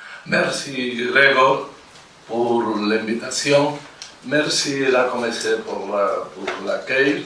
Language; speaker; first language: French; non-native, fluent; Spanish